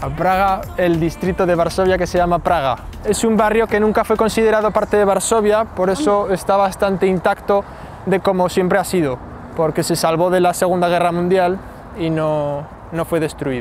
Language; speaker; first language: Spanish; native; Spanish